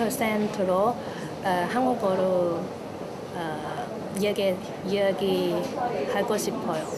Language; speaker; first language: Korean; non-native, learner; Cantonese